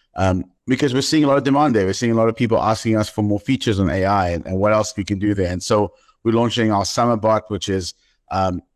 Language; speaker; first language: English; native; English